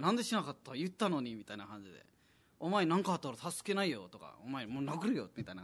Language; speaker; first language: Japanese; non-native, fluent; Nepali